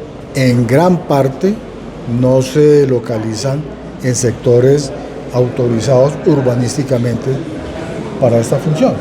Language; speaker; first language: Spanish; native; Spanish